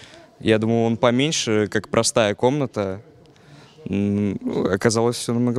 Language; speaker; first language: Russian; native; Russian